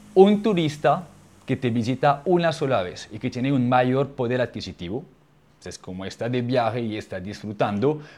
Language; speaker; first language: Spanish; non-native, fluent; French